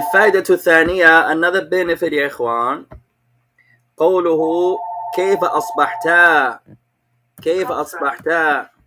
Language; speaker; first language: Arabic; non-native, fluent; English